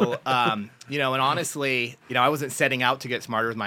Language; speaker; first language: English; native; English